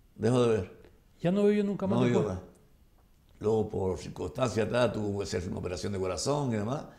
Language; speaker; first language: Spanish; native; Spanish